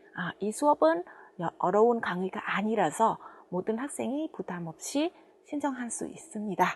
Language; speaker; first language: Korean; non-native, fluent; Vietnamese